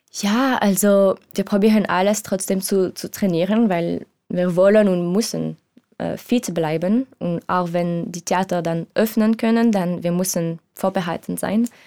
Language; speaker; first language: German; non-native, learner; French